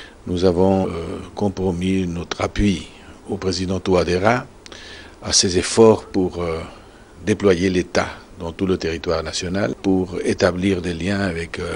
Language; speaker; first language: French; non-native, fluent; Spanish